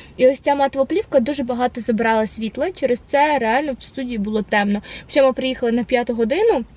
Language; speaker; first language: Ukrainian; non-native, local second language; Russian